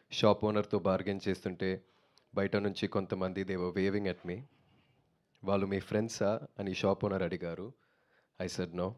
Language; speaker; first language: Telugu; non-native, learner; Tamil